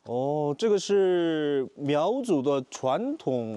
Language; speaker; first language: Chinese; non-native, learner; Korean